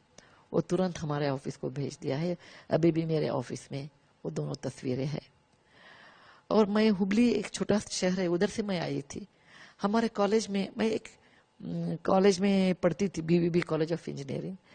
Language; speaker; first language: Hindi; non-native, local second language; Kannada